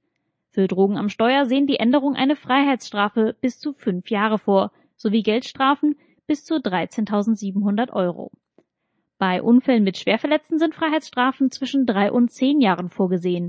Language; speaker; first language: German; native; German